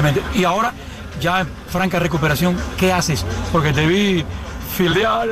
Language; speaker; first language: Spanish; native; Spanish